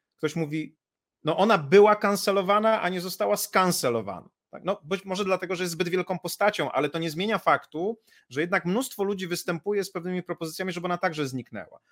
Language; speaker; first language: Polish; native; Polish